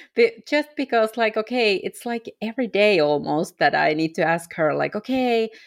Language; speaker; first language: English; non-native, fluent; Finnish